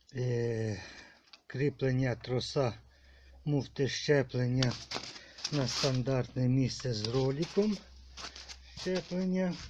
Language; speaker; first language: Ukrainian; native; Ukrainian